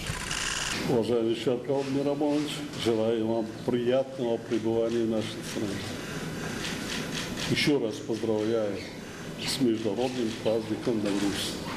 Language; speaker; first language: Russian; non-native, local second language; Tajik